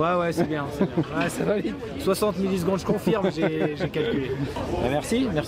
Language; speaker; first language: French; native; French